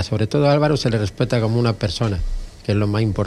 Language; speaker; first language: Spanish; native; Spanish